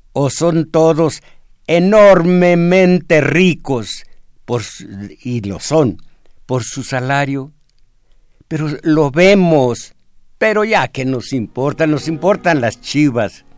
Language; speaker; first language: Spanish; native; Spanish